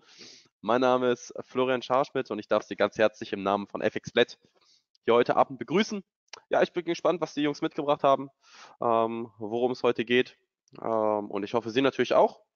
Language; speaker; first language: German; native; German